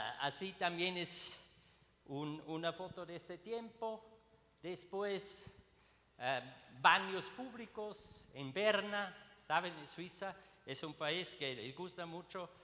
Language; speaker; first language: Spanish; non-native, learner; Swiss German